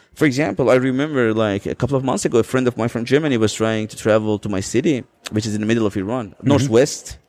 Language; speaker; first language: English; non-native, fluent; Azerbaijani